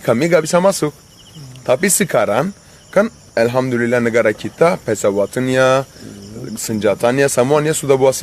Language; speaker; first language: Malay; non-native, learner; Turkish